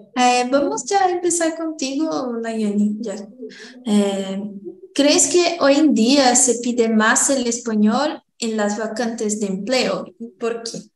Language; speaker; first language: Spanish; non-native, fluent; Portuguese